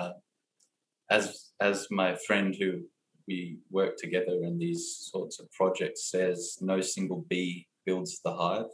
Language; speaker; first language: English; native; English